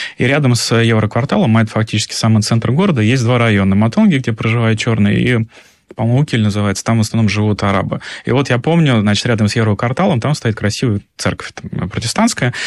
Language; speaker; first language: Russian; native; Russian